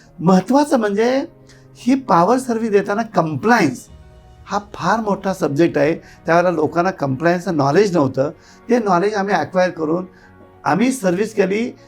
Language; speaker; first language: Marathi; native; Marathi